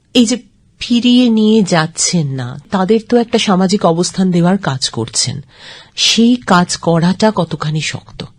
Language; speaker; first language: Bangla; native; Bangla